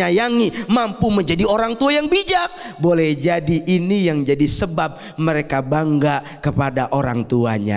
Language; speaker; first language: Indonesian; native; Indonesian